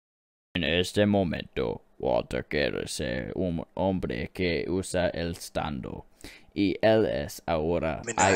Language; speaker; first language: Spanish; non-native, learner; English